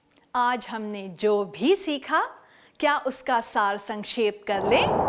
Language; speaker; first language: Hindi; native; Hindi